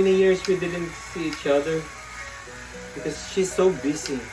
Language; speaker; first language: English; non-native, local second language; Filipino